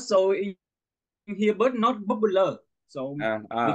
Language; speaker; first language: English; non-native, learner; Vietnamese